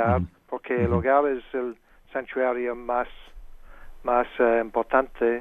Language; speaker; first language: Spanish; non-native, fluent; English